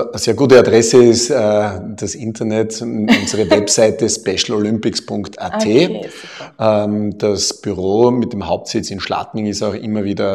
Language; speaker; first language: German; native; German